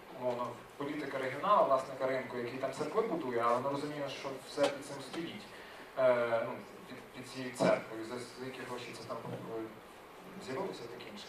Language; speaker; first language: Ukrainian; native; Ukrainian